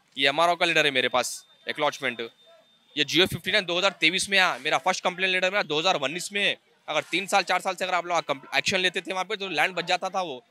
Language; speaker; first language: Hindi; non-native, local second language; Telugu